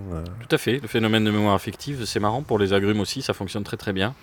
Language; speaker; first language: French; native; French